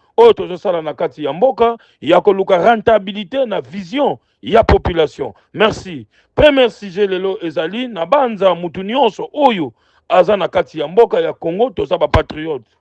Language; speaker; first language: Lingala; non-native, local second language; Kongo